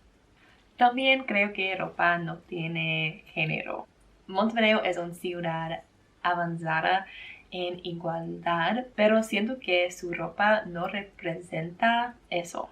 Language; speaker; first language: Spanish; non-native, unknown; English